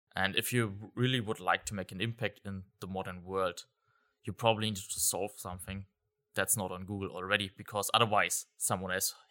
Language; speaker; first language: English; non-native, fluent; German